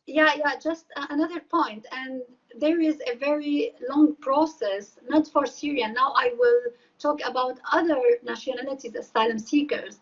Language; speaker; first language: English; non-native, fluent; Arabic